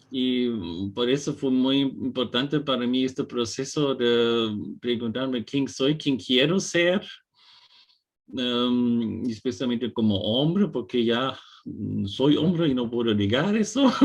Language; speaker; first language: Spanish; non-native, fluent; German